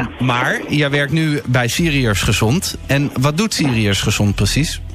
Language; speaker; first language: Dutch; native; Dutch